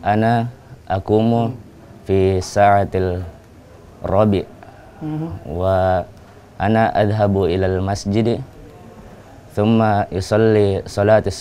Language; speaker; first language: Arabic; non-native, learner; Indonesian